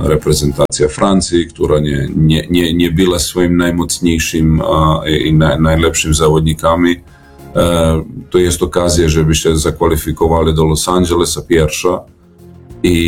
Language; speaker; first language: Polish; non-native, learner; Serbian